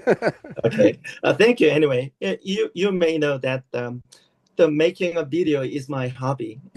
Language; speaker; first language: English; non-native, learner; Korean